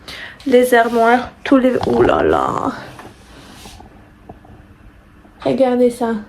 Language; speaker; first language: French; non-native, fluent; Italian